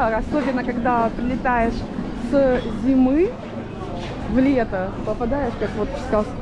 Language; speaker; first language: Russian; native; Russian